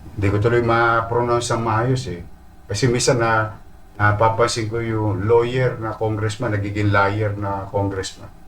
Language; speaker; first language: Filipino; native; Filipino